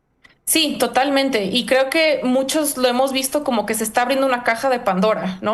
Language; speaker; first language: Spanish; native; Spanish